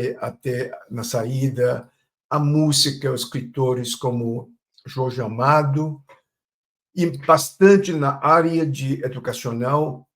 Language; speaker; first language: Portuguese; non-native, fluent; Chinese